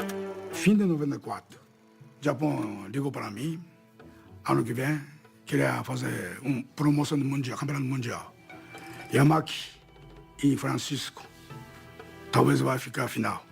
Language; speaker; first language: Portuguese; non-native, learner; Japanese